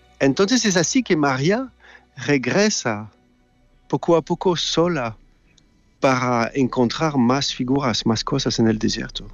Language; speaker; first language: Spanish; non-native, learner; French